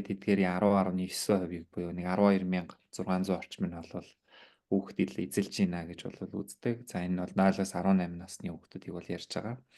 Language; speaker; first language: Mongolian; native; Mongolian